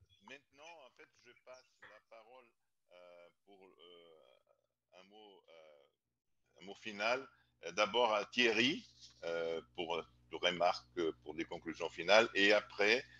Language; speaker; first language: French; non-native, fluent; Portuguese